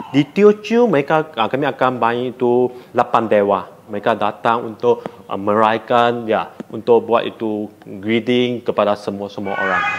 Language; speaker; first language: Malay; non-native, local second language; Chinese